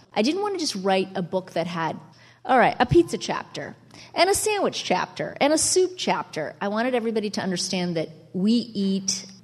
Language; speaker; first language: English; early bilingual, other home language; Italian